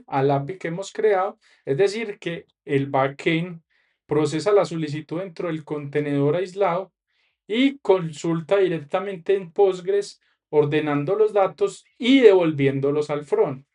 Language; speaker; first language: Spanish; native; Spanish